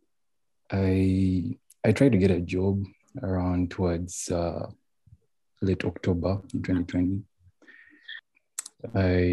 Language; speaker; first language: English; non-native, local second language; Ganda